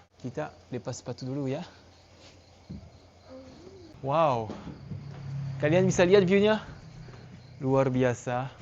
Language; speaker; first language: Indonesian; non-native, fluent; French